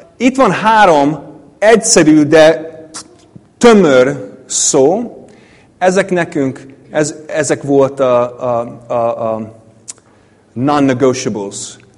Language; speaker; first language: Hungarian; non-native, fluent; English